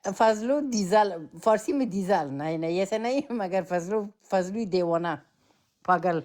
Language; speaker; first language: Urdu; non-native, fluent; Persian